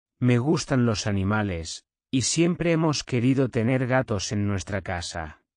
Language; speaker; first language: Spanish; non-native, learner; Turkish